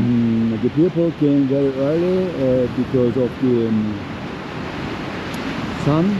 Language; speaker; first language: English; non-native, learner; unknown